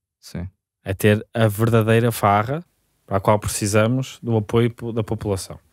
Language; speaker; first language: Portuguese; native; Portuguese